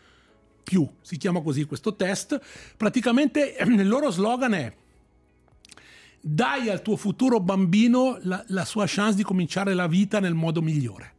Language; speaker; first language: Italian; native; Italian